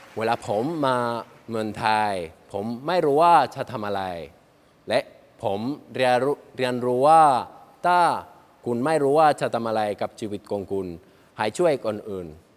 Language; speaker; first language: Thai; non-native, learner; Spanish